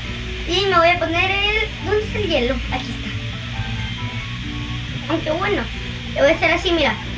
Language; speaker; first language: Spanish; native; Spanish